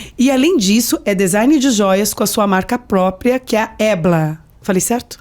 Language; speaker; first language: Portuguese; native; Portuguese